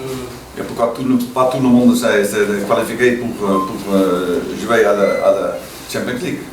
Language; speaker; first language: French; non-native, learner; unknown